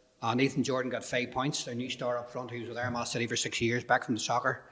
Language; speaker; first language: English; native; English